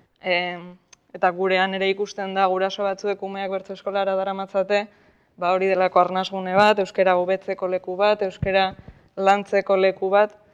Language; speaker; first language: Basque; native; Basque